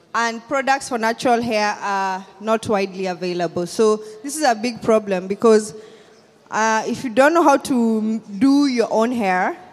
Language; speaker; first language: English; non-native, local second language; Kikuyu